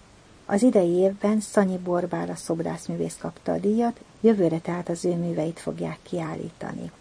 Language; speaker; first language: Hungarian; native; Hungarian